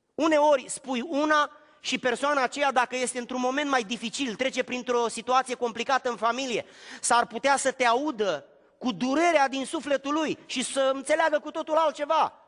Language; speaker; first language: Romanian; native; Romanian